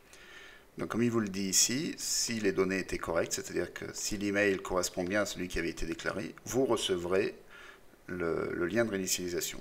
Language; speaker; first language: French; native; French